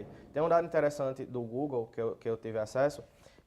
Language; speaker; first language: Portuguese; native; Portuguese